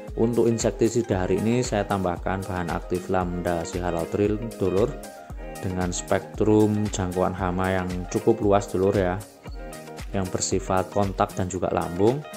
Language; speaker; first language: Indonesian; non-native, local second language; Javanese